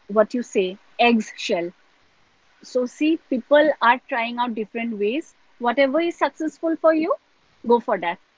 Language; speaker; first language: English; non-native, local second language; Assamese